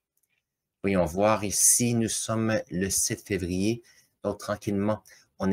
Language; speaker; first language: French; native; French